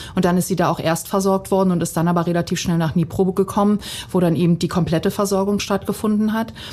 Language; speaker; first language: German; early bilingual, other home language; Bosnian